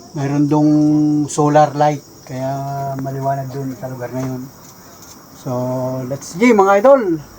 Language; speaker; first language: Filipino; native; Filipino